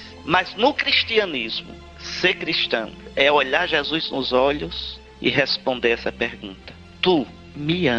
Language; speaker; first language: Portuguese; native; Portuguese